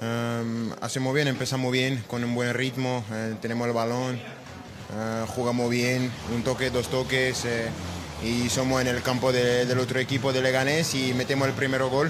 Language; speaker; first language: Spanish; non-native, fluent; French